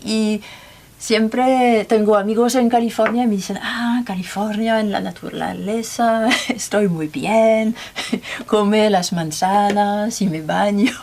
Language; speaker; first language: Spanish; non-native, learner; French